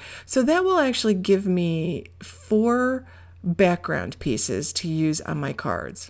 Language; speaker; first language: English; native; English